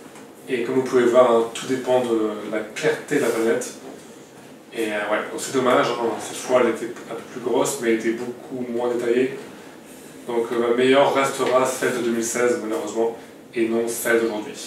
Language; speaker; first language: French; native; French